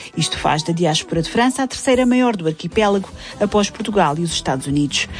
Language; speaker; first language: Portuguese; native; Portuguese